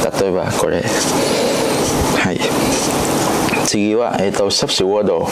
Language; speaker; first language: Japanese; non-native, learner; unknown